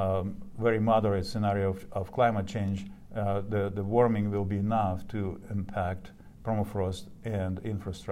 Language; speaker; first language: English; non-native, fluent; Russian